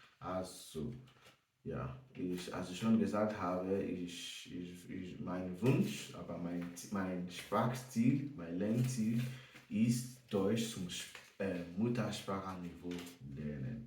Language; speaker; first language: German; non-native, learner; English